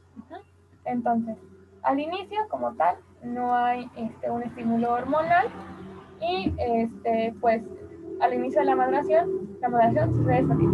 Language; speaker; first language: Spanish; native; Spanish